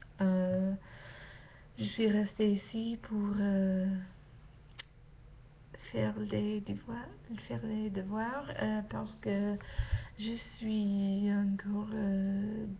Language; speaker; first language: French; non-native, learner; English